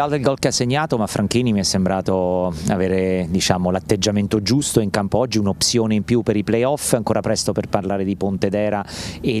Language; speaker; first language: Italian; native; Italian